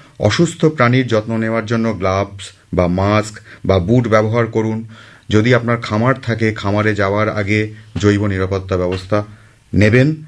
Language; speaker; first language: Bangla; native; Bangla